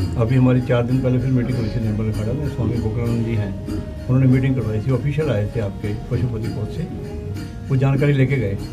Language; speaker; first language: Hindi; non-native, local second language; Punjabi